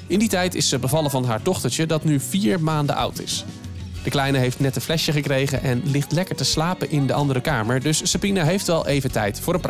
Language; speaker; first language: Dutch; native; Dutch